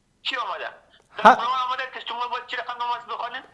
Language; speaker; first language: Persian; native; Persian